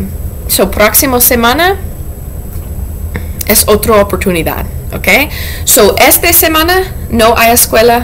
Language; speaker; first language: Spanish; non-native, learner; English